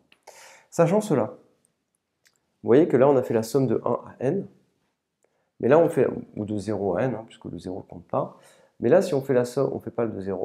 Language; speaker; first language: French; native; French